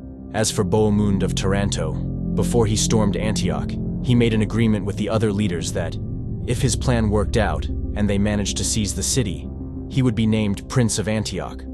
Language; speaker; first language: English; native; English